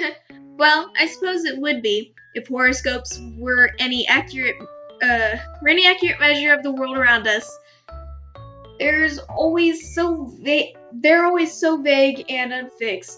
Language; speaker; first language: English; native; English